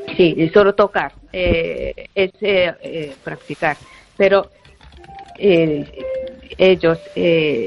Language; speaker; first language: Spanish; non-native, fluent; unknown